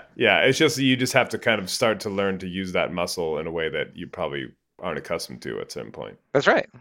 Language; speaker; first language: English; non-native, fluent; Spanish